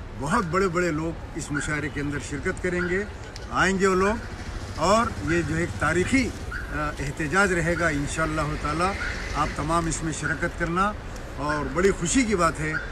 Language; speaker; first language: Urdu; native; Urdu